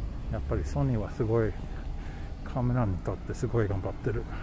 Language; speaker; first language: Japanese; non-native, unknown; Swedish